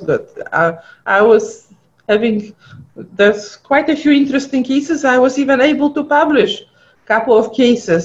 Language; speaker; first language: English; non-native, fluent; Polish